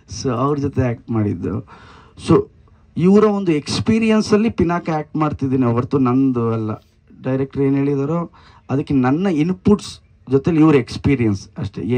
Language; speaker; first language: Kannada; native; Kannada